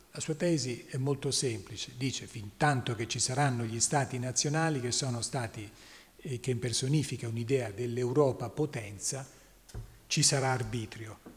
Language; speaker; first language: Italian; native; Italian